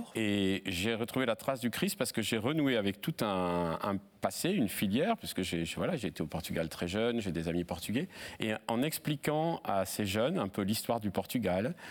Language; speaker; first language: French; native; French